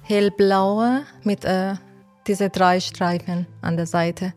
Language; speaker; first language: German; non-native, learner; Persian